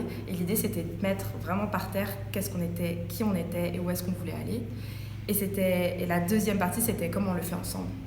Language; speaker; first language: French; native; French